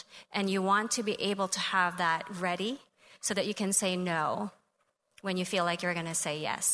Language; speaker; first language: English; non-native, local second language; Filipino